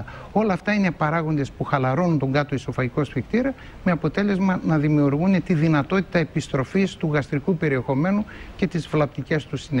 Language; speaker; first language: Greek; native; Greek